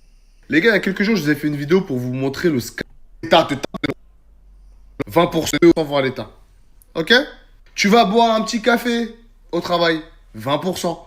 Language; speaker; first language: French; native; French